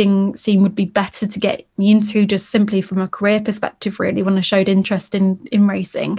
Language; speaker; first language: English; native; English